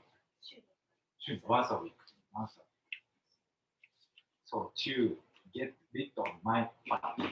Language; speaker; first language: English; non-native, fluent; Japanese